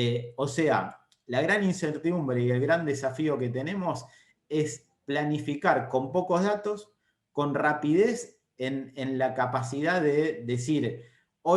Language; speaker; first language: Spanish; native; Spanish